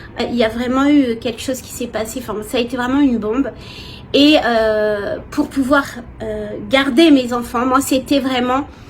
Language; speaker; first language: French; native; French